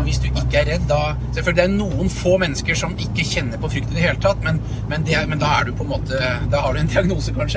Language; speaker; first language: Norwegian; native; Norwegian